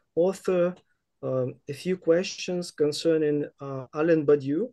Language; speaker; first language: English; non-native, fluent; Ukrainian